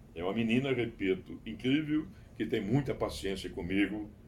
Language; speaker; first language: Portuguese; native; Portuguese